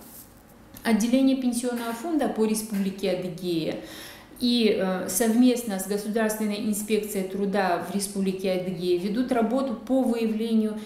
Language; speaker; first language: Russian; native; Russian